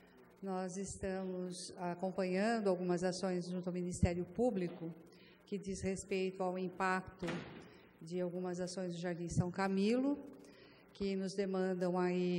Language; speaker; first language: Portuguese; native; Portuguese